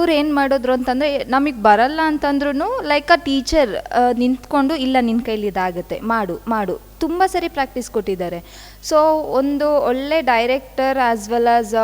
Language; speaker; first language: Kannada; non-native, local second language; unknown